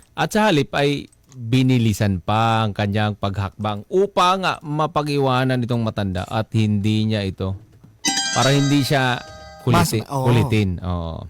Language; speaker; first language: Filipino; non-native, local second language; Cebuano